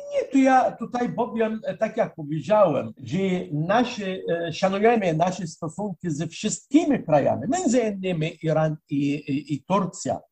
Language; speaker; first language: Polish; non-native, fluent; Arabic